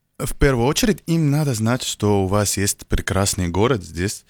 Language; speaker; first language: Russian; non-native, learner; Arabic